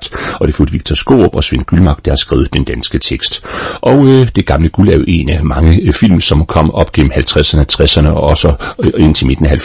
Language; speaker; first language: Danish; native; Danish